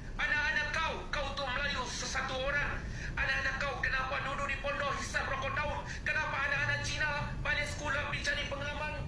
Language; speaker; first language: Malay; non-native, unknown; Bangla